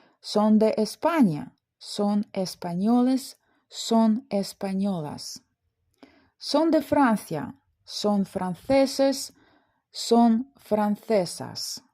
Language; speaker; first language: Spanish; non-native, fluent; Ukrainian